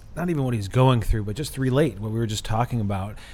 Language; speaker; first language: English; native; English